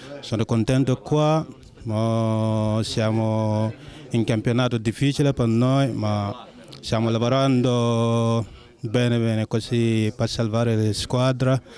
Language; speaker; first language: Italian; non-native, learner; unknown